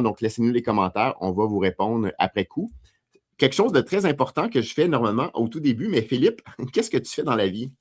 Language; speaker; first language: French; native; French